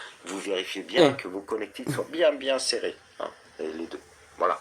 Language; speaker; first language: French; native; French